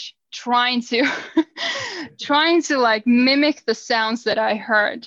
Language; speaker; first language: English; non-native, fluent; Finnish